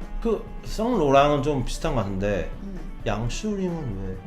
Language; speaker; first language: Korean; native; Korean